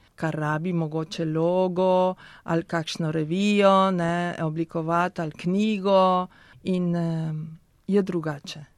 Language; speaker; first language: Slovenian; early bilingual, heritage; Spanish